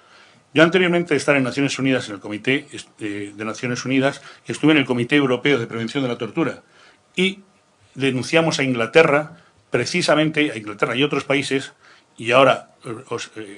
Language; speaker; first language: Spanish; native; Spanish